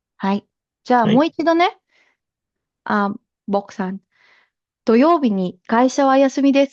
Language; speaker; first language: Japanese; non-native, fluent; Filipino